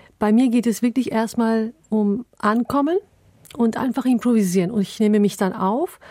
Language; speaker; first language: German; early bilingual, other home language; Turkish